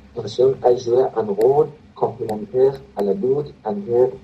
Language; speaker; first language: French; non-native, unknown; Persian